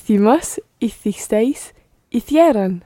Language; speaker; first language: Spanish; non-native, learner; English